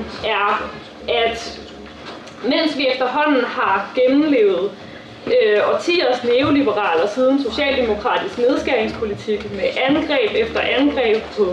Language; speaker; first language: Danish; native; Danish